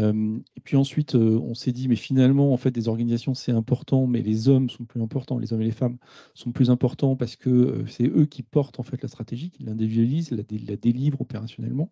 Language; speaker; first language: French; native; French